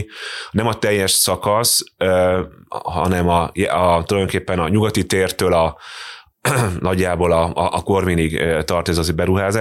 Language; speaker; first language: Hungarian; native; Hungarian